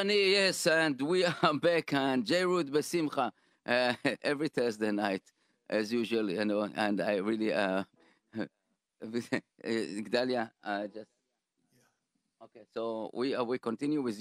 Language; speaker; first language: English; non-native, fluent; Hebrew